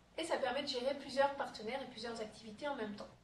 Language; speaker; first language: French; native; French